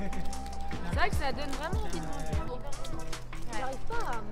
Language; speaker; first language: French; native; French